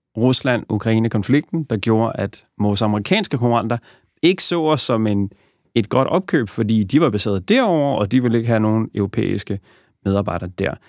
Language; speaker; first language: Danish; early bilingual, other home language; Bosnian